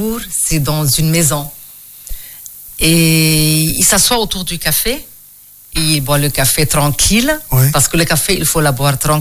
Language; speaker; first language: French; non-native, local second language; Arabic